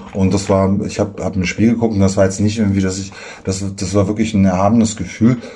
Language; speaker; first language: German; native; German